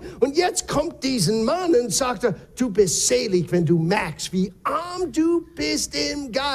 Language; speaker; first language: German; non-native, fluent; English